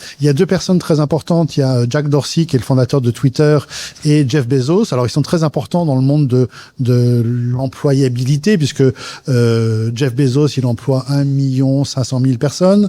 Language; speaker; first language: French; native; French